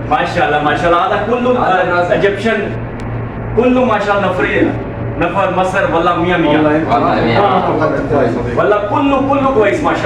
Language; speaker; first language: Arabic; non-native, learner; Urdu